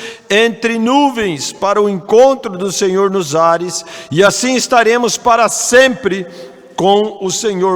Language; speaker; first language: Portuguese; native; Portuguese